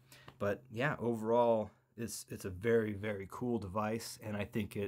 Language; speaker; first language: English; native; English